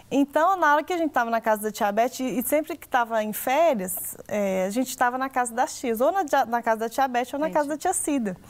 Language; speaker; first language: Portuguese; native; Portuguese